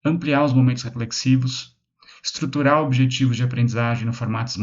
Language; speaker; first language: Portuguese; native; Portuguese